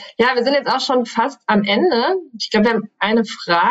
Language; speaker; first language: German; native; German